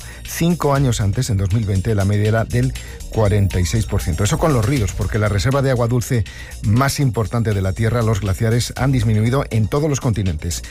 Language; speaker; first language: Spanish; native; Spanish